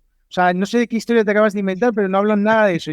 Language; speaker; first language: Spanish; native; Spanish